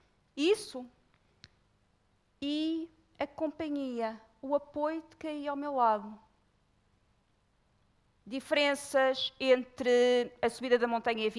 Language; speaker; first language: Portuguese; native; Portuguese